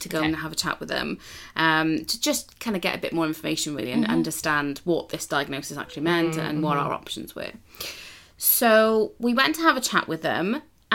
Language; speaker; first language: English; native; English